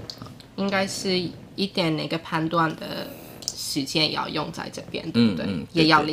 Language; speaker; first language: Chinese; non-native, learner; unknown